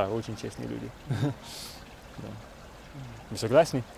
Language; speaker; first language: Russian; non-native, learner; English